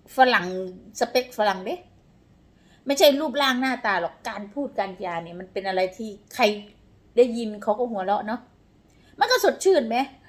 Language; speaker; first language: Thai; non-native, local second language; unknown